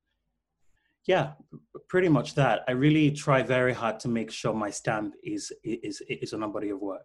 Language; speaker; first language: English; non-native, local second language; Krio